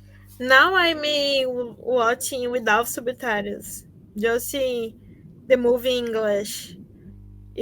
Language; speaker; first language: English; non-native, learner; Portuguese